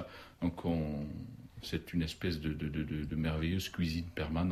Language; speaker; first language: French; native; French